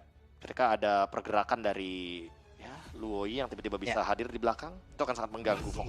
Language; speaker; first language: Indonesian; native; Indonesian